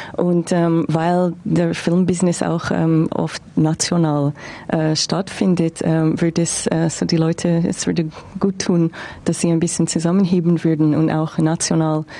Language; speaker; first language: German; non-native, fluent; English